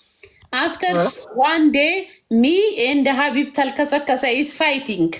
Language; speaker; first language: English; non-native, learner; Amharic